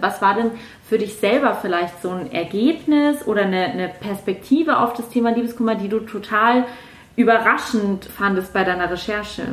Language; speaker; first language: German; native; German